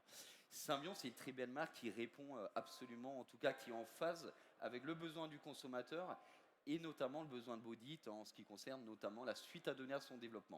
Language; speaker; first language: French; native; French